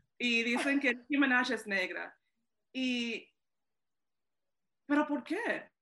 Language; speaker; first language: Spanish; early bilingual, heritage; Spanish